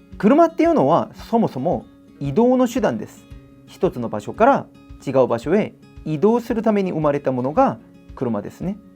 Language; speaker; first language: Japanese; non-native, fluent; Korean